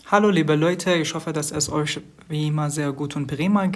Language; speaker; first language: German; non-native, fluent; Persian